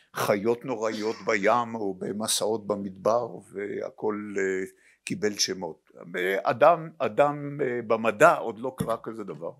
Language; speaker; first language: Hebrew; native; Hebrew